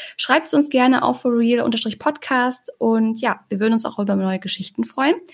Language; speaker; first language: German; native; German